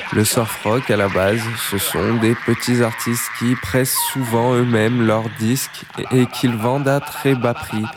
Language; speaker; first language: French; native; French